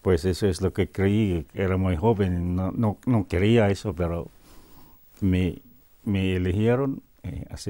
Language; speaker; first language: Spanish; non-native, fluent; Cebuano